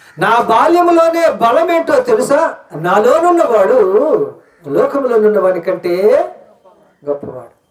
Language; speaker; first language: Telugu; native; Telugu